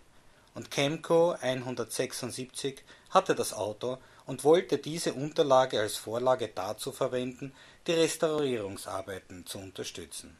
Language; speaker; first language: German; native; German